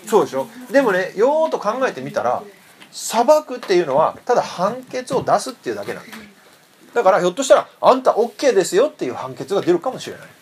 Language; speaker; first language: Japanese; native; Japanese